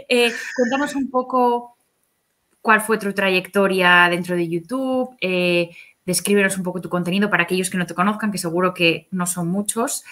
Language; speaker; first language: Spanish; native; Spanish